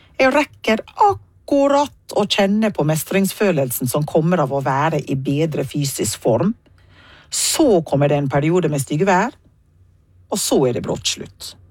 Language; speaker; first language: Norwegian; non-native, fluent; English